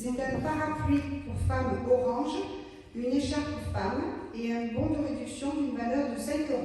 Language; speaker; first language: French; native; French